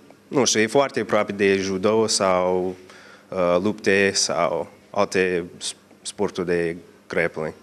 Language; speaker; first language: Romanian; non-native, fluent; English